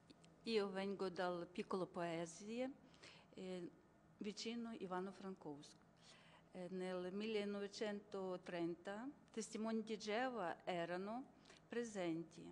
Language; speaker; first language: Italian; non-native, learner; Ukrainian